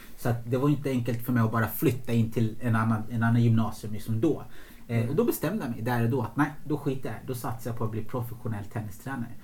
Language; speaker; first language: Swedish; early bilingual, other home language; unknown